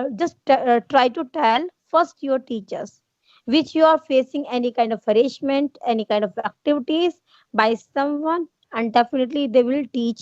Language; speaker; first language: English; non-native, learner; Hindi